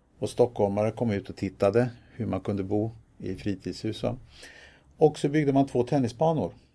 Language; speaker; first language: Swedish; native; Swedish